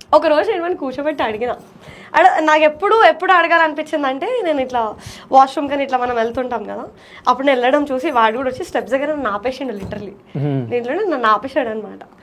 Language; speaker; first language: Telugu; non-native, local second language; Marathi